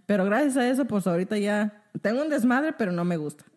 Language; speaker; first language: Spanish; early bilingual, heritage; Spanish